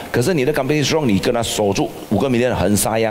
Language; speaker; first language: Chinese; native; Chinese